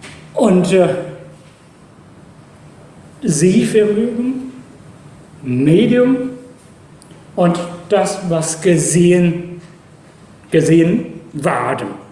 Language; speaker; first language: German; non-native, fluent; Chinese